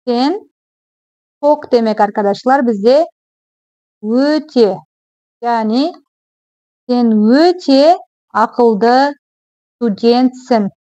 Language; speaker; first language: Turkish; non-native, fluent; Kazakh